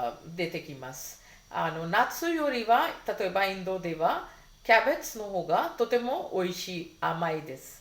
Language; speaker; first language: Japanese; non-native, fluent; Hindi